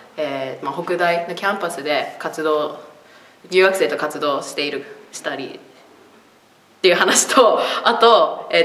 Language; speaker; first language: Japanese; early bilingual, heritage; Japanese